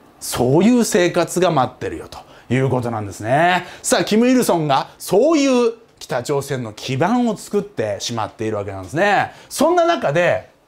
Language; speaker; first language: Japanese; native; Japanese